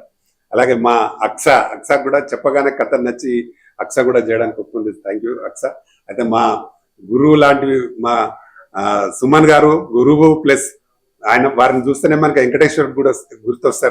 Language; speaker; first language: Telugu; native; Telugu